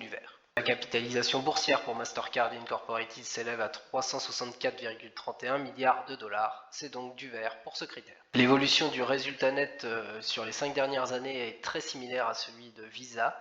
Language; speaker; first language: French; native; French